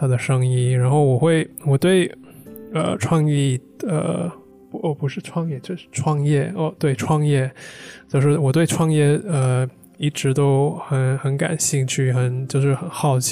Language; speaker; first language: Chinese; non-native, fluent; English